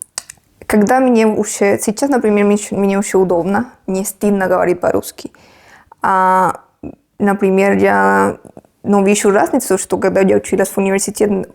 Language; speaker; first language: Russian; non-native, fluent; Spanish